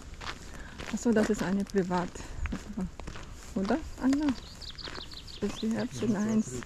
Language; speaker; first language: German; non-native, learner; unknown